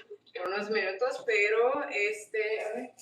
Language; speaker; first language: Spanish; non-native, learner; English